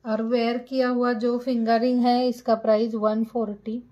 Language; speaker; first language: Hindi; non-native, local second language; Marathi